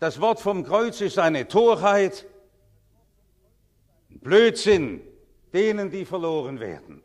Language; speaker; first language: German; native; German